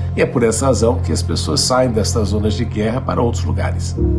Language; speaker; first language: Portuguese; native; Portuguese